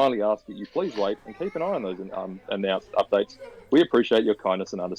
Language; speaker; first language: English; native; English